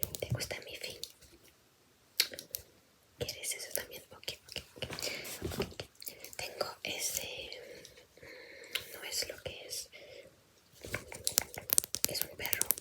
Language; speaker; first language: Spanish; non-native, fluent; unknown